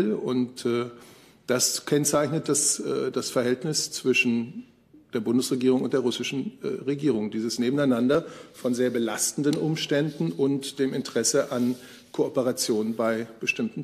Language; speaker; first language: German; native; German